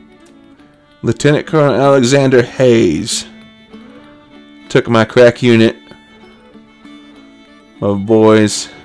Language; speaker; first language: English; native; English